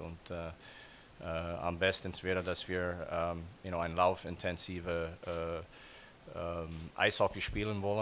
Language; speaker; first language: German; non-native, fluent; English